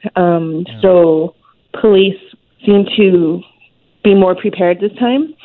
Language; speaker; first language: English; non-native, local second language; Cantonese